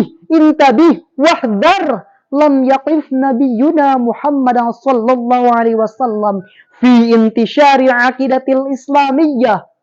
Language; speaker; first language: Arabic; non-native, learner; Indonesian